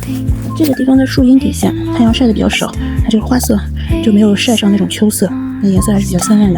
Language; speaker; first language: Chinese; native; Chinese